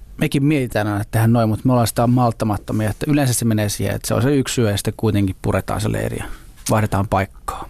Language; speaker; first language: Finnish; native; Finnish